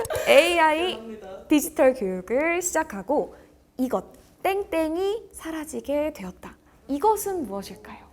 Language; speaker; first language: Korean; native; Korean